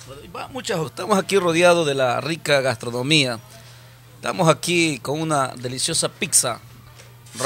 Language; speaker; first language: Spanish; native; Spanish